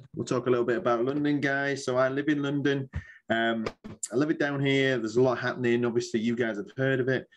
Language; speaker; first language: English; native; English